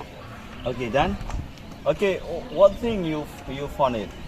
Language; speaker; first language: English; non-native, learner; Indonesian